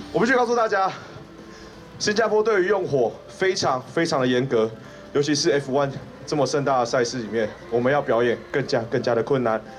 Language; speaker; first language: Chinese; native; Chinese